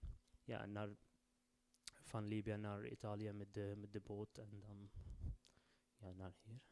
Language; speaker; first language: Dutch; non-native, learner; Arabic